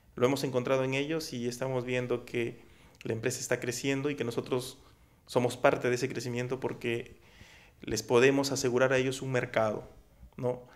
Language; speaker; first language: Spanish; native; Spanish